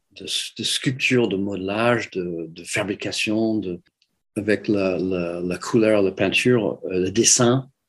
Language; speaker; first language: French; non-native, fluent; English